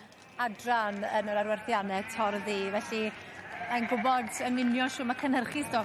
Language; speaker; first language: Welsh; native; Welsh